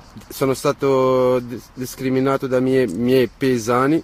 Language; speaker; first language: Italian; non-native, fluent; Arabic